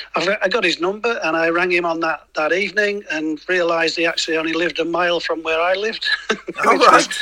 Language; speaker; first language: English; native; English